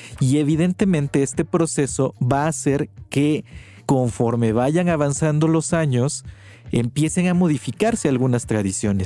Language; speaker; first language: Spanish; native; Spanish